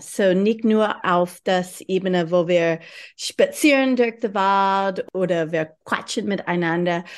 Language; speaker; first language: German; non-native, learner; English